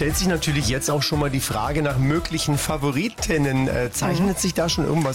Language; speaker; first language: German; native; German